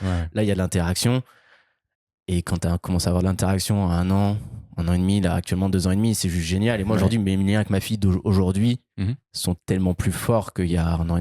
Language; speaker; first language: French; native; French